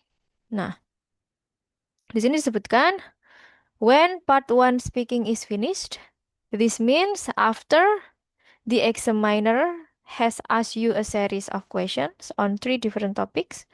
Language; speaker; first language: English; non-native, fluent; Indonesian